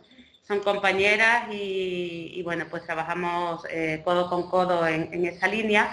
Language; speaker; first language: Spanish; native; Spanish